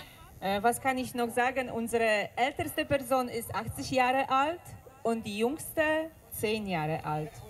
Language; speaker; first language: German; non-native, fluent; Polish